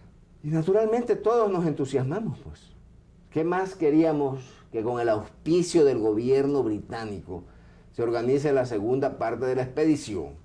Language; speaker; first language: Spanish; native; Spanish